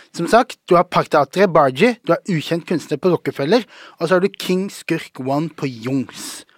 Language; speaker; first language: Norwegian; early bilingual, other home language; Somali